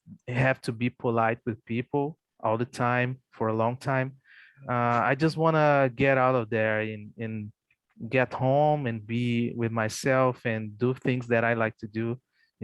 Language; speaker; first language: English; non-native, fluent; Portuguese